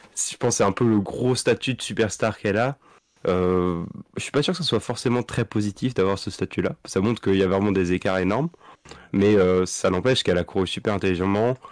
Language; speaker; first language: French; native; French